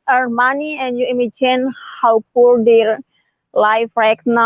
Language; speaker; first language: English; non-native, learner; Indonesian